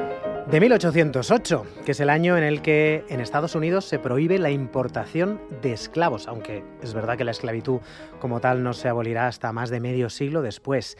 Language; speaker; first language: Spanish; native; Spanish